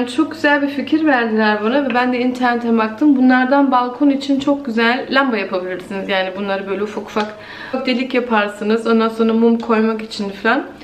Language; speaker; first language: Turkish; early bilingual, heritage; Turkish